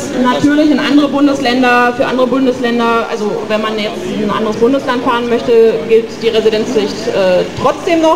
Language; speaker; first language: German; native; German